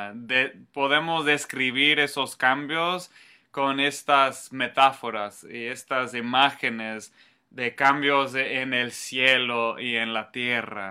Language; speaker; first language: Spanish; non-native, fluent; English